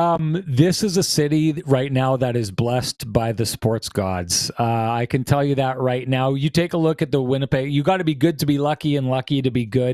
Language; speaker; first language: English; native; English